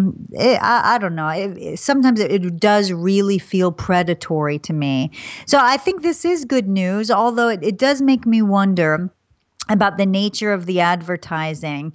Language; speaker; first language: English; native; English